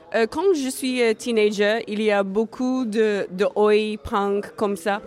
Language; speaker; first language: French; non-native, learner; English